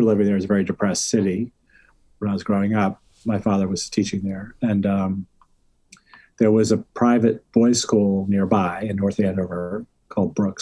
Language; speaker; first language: English; native; English